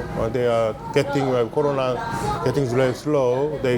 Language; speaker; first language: English; non-native, learner; Korean